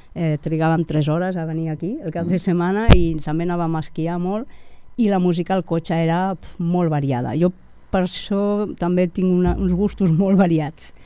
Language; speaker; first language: Catalan; native; Catalan